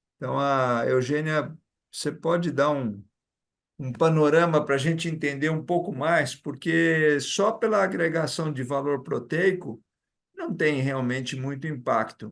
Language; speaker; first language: Portuguese; native; Portuguese